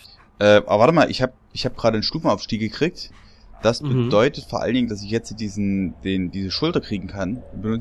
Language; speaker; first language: German; native; German